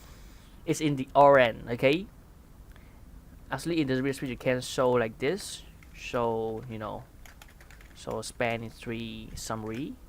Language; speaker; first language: English; non-native, fluent; Khmer